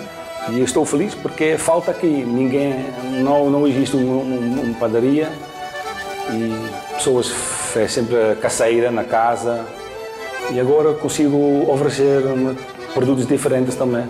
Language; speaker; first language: Portuguese; non-native, learner; Dutch